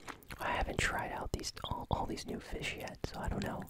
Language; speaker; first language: English; native; English